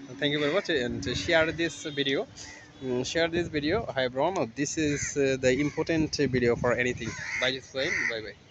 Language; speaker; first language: English; non-native, learner; Bangla